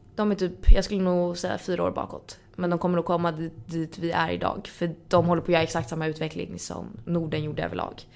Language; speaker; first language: Swedish; native; Swedish